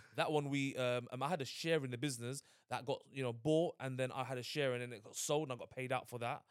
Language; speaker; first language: English; native; English